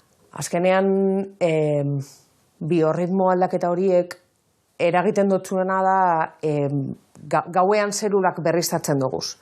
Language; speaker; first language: Basque; native; Basque